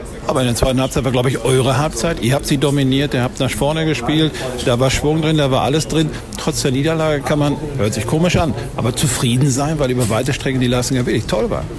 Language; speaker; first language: German; native; German